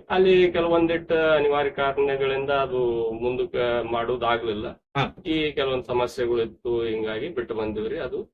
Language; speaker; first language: Kannada; non-native, local second language; Telugu